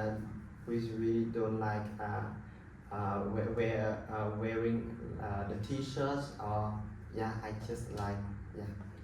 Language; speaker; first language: English; non-native, learner; Vietnamese